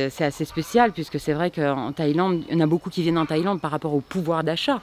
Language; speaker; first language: French; native; French